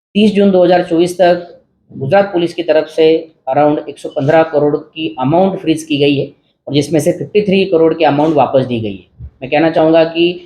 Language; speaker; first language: Hindi; non-native, local second language; Gujarati